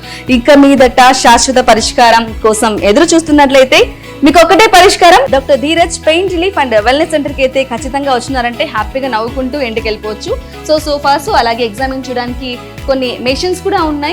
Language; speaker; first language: Telugu; native; Telugu